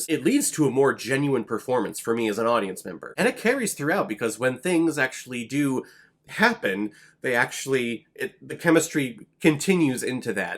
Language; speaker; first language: English; native; English